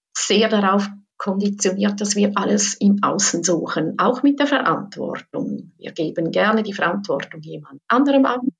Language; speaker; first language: German; native; German